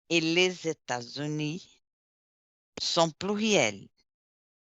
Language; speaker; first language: French; non-native, fluent; Portuguese